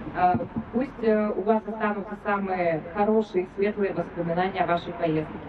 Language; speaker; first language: Russian; native; Russian